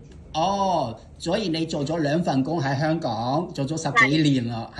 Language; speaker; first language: Cantonese; native; Cantonese